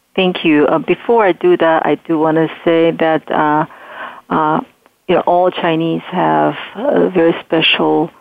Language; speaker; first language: English; non-native, fluent; Chinese